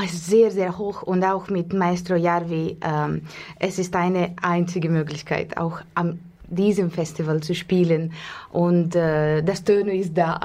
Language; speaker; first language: German; non-native, fluent; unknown